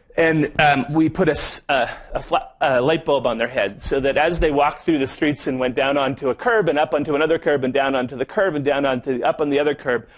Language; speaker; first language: English; native; English